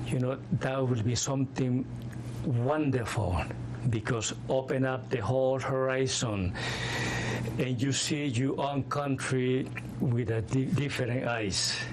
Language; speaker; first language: English; non-native, fluent; Spanish